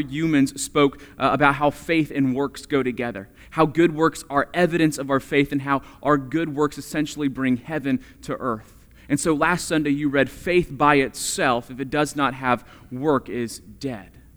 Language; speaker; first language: English; native; English